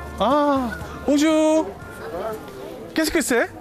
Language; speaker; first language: French; non-native, learner; Korean